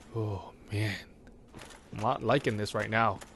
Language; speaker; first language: English; non-native, local second language; Cantonese